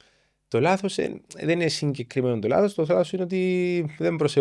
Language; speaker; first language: Greek; native; Greek